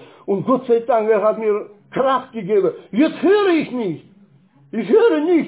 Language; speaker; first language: German; non-native, fluent; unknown